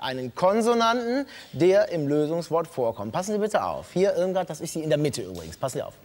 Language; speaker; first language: German; native; German